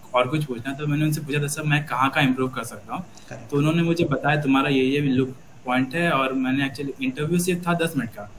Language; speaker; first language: Hindi; native; Hindi